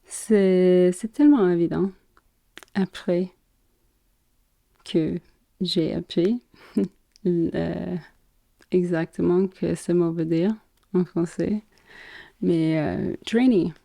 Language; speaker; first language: French; non-native, learner; English